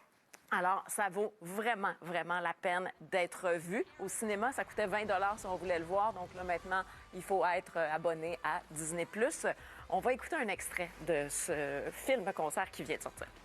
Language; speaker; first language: French; native; French